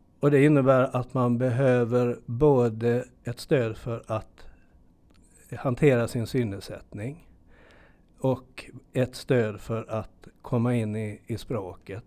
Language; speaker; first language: Swedish; native; Swedish